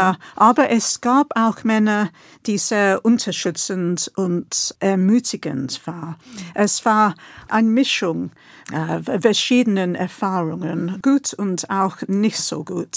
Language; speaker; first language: German; non-native, fluent; English